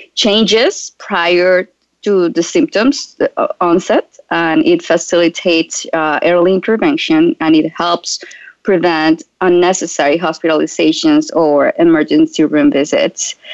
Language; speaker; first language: English; non-native, fluent; Spanish